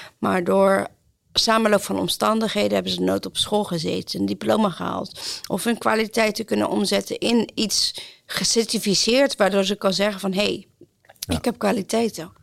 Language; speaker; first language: Dutch; non-native, fluent; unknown